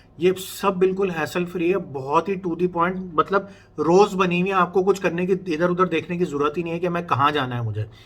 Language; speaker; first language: Urdu; native; Urdu